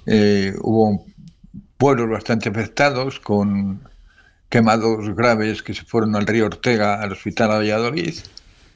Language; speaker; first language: Spanish; native; Spanish